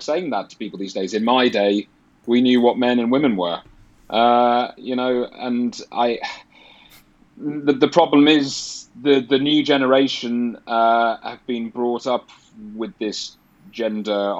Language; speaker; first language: English; native; English